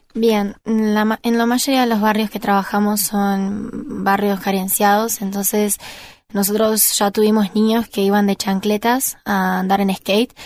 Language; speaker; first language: Spanish; non-native, fluent; Portuguese